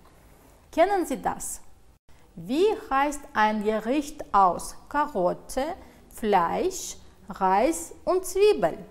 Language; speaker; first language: German; non-native, fluent; Uzbek